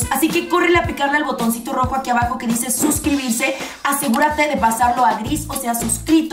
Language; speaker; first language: Spanish; native; Spanish